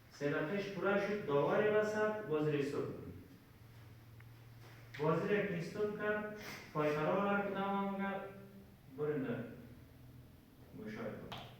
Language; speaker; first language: Persian; native; Persian